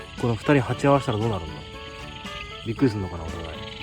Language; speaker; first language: Japanese; native; Japanese